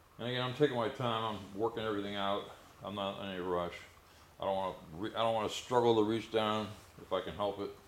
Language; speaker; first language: English; native; English